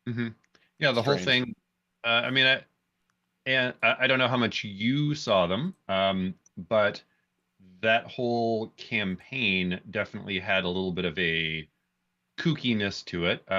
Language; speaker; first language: English; native; English